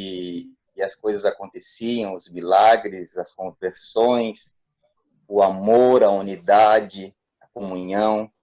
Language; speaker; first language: Portuguese; native; Portuguese